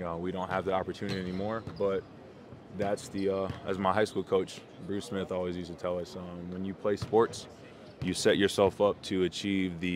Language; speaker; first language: English; native; English